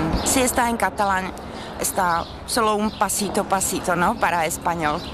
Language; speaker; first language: Spanish; non-native, fluent; Czech